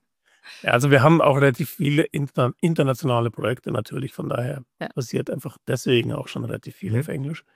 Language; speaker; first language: German; native; German